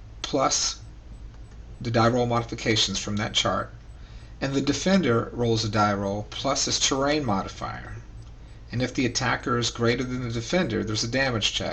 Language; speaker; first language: English; native; English